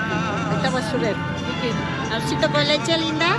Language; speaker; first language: Spanish; native; Spanish